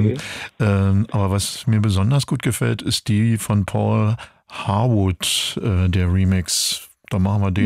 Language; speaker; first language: German; native; German